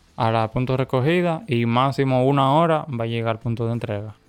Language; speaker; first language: Spanish; native; Spanish